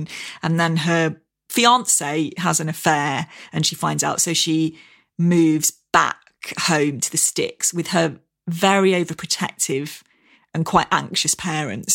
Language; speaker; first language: English; native; English